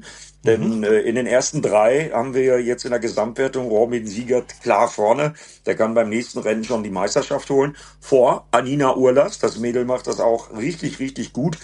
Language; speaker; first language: German; native; German